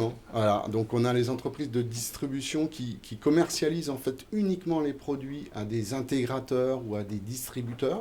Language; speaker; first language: French; native; French